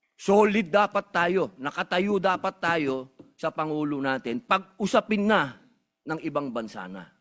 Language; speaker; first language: Filipino; native; Filipino